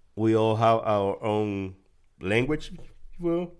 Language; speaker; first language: English; early bilingual, other home language; Spanish